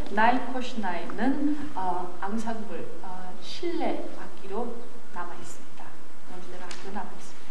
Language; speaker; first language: Korean; native; Korean